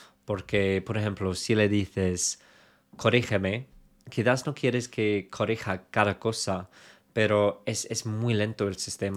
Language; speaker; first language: Spanish; non-native, fluent; English